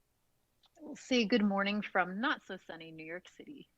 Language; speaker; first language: English; native; English